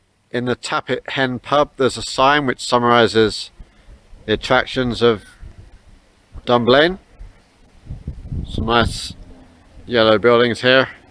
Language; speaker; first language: English; native; English